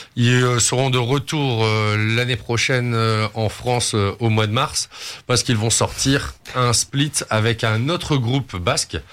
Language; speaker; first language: French; native; French